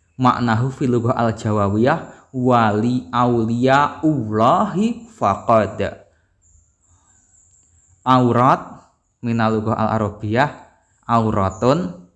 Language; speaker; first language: Arabic; non-native, learner; Javanese